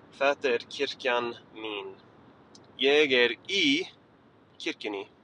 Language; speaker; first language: Icelandic; non-native, learner; English